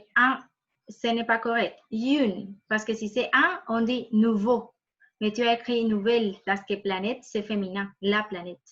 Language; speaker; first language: French; non-native, fluent; Spanish